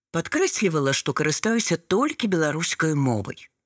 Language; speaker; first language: Belarusian; non-native, local second language; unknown